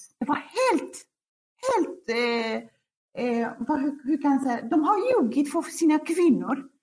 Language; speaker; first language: Swedish; non-native, fluent; Kurdish